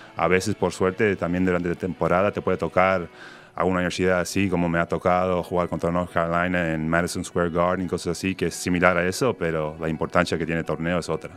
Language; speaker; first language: Spanish; early bilingual, heritage; Spanish